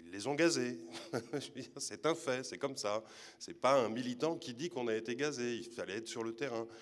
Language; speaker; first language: French; native; French